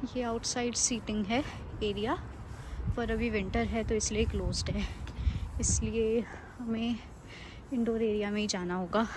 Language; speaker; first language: Hindi; native; Hindi